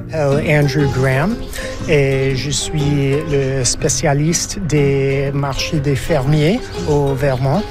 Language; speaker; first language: French; non-native, fluent; English